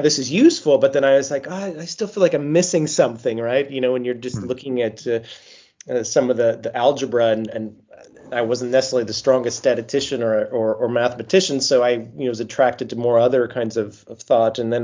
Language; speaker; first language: English; native; English